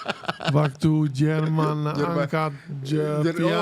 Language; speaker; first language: Indonesian; non-native, fluent; Dutch